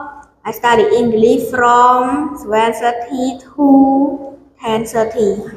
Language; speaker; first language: English; non-native, learner; Khmer